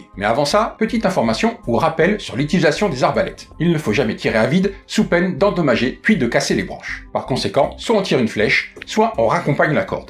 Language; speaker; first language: French; native; French